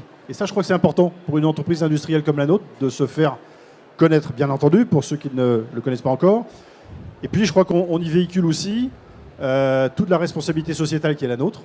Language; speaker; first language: French; native; French